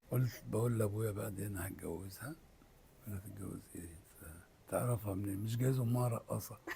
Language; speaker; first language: Egyptian Arabic; native; Egyptian Arabic